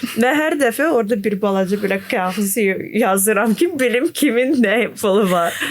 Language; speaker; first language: Azerbaijani; non-native, fluent; Russian